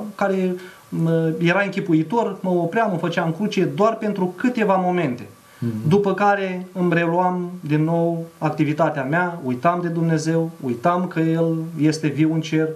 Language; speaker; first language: Romanian; native; Romanian